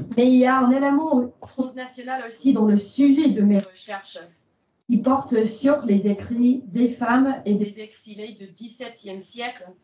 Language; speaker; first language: French; non-native, fluent; English